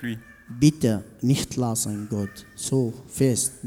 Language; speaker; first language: German; non-native, learner; Arabic